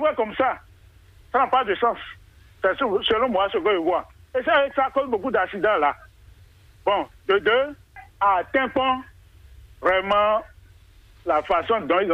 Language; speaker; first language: French; non-native, local second language; Fon